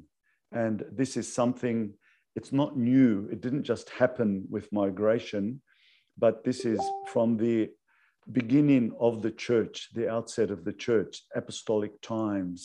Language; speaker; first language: English; native; English